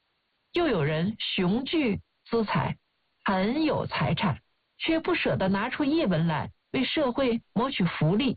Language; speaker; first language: Chinese; native; Chinese